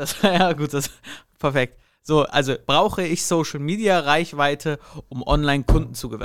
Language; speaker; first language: German; native; German